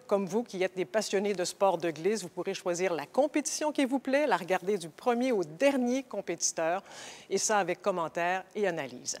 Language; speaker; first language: French; native; French